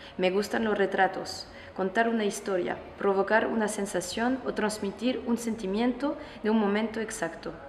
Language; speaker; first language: Spanish; non-native, fluent; French